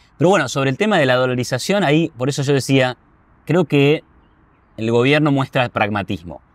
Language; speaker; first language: Spanish; native; Spanish